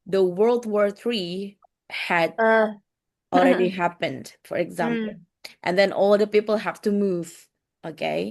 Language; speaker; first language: English; non-native, fluent; Indonesian